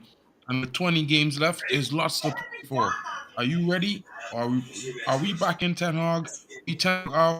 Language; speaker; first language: English; native; English